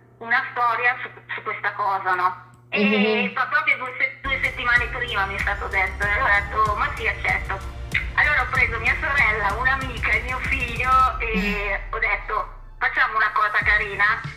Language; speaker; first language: Italian; native; Italian